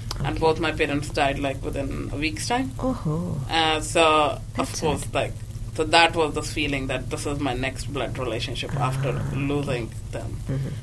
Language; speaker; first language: English; non-native, local second language; Hindi